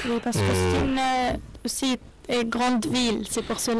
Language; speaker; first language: French; non-native, learner; Arabic